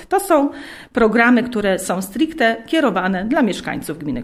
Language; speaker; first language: Polish; native; Polish